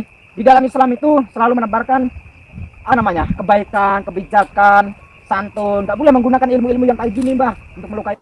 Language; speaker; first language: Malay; non-native, local second language; Javanese